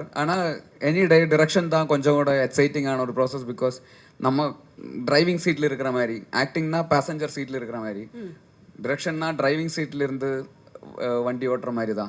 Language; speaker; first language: Tamil; non-native, local second language; Malayalam